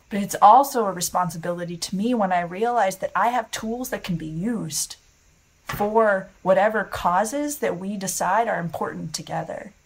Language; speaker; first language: English; native; English